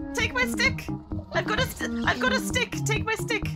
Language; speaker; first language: English; native; English